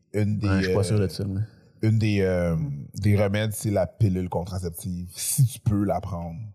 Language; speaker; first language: French; native; French